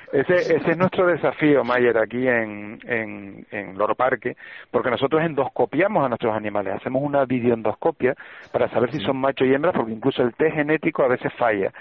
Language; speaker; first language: Spanish; native; Spanish